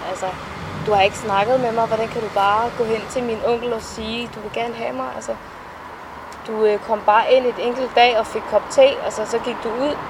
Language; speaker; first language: Danish; early bilingual, other home language; Somali